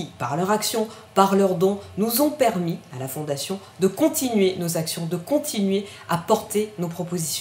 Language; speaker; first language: French; native; French